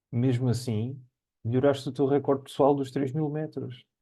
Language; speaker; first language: Portuguese; native; Portuguese